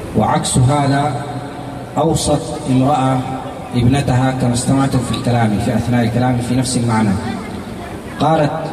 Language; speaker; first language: Arabic; native; Arabic